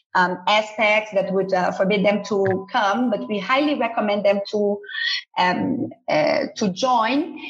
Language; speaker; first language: English; non-native, fluent; Portuguese